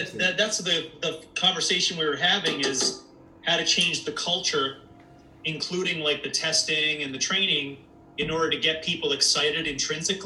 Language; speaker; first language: English; native; English